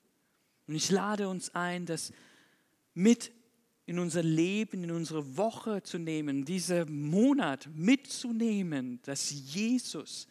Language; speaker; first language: German; non-native, fluent; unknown